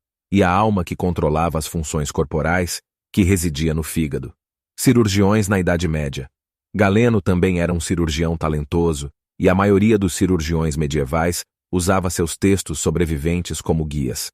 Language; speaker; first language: Portuguese; native; Portuguese